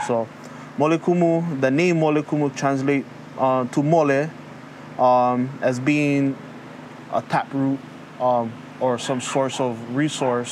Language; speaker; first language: English; early bilingual, other home language; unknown